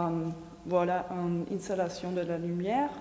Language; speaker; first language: French; non-native, fluent; German